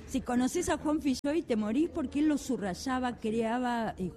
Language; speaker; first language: Spanish; native; Spanish